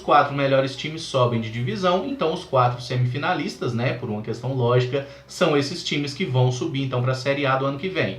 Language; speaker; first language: Portuguese; native; Portuguese